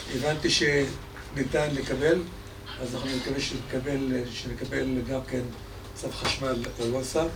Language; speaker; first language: Hebrew; non-native, local second language; Arabic